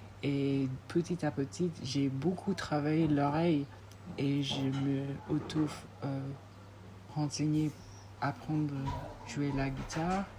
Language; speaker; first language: French; non-native, fluent; English